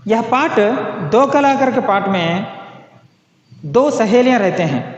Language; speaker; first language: Hindi; non-native, local second language; Telugu